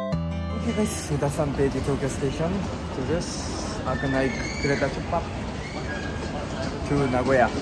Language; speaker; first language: Indonesian; non-native, fluent; Japanese